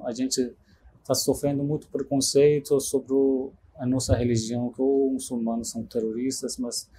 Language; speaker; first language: Portuguese; non-native, learner; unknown